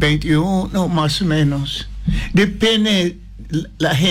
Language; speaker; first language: Spanish; non-native, learner; English